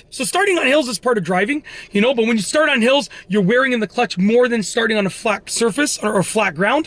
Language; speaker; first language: English; native; English